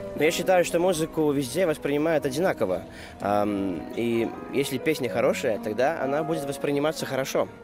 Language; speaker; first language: Russian; non-native, local second language; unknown